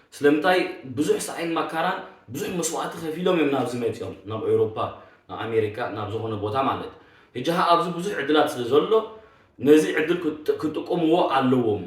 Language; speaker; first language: Tigrinya; early bilingual, heritage; Tigrinya